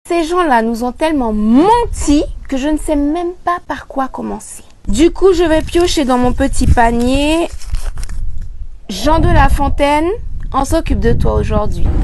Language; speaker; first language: French; native; French